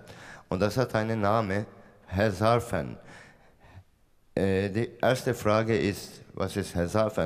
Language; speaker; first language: German; non-native, fluent; Turkish